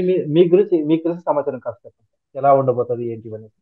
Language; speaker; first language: Telugu; native; Telugu